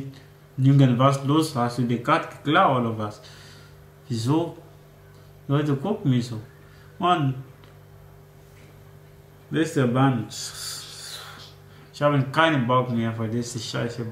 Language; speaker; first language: German; non-native, learner; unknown